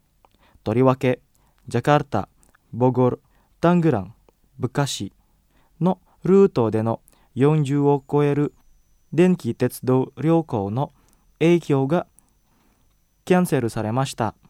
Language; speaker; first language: Japanese; non-native, fluent; Indonesian